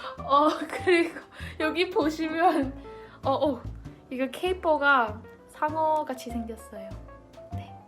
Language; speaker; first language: Korean; early bilingual, heritage; Korean